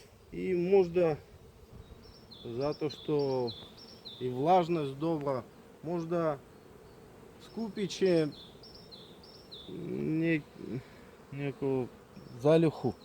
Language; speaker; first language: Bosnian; non-native, learner; Russian